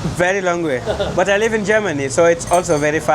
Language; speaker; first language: English; non-native, fluent; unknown